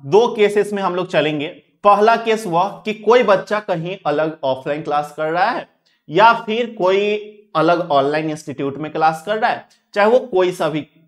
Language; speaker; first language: Hindi; native; Hindi